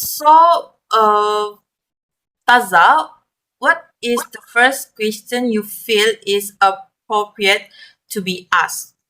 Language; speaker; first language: English; non-native, learner; Malay